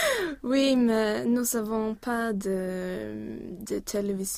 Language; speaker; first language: French; non-native, learner; Swedish